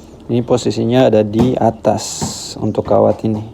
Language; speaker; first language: Indonesian; native; Indonesian